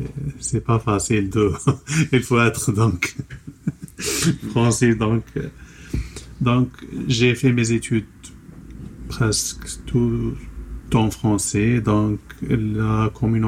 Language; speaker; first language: French; non-native, local second language; Arabic